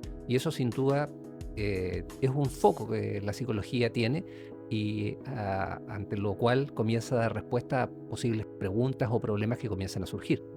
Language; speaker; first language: Spanish; native; Spanish